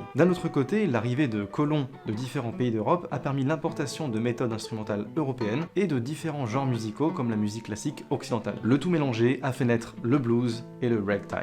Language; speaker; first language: French; native; French